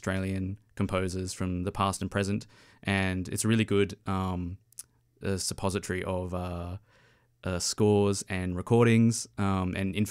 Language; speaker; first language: English; native; English